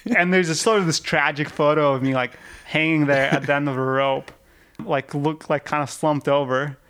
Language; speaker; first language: English; early bilingual, other home language; Russian